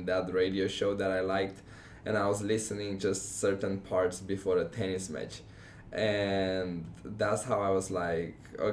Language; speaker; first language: English; non-native, fluent; Romanian